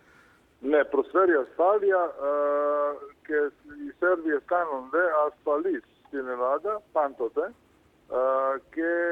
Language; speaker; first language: Greek; non-native, fluent; Serbian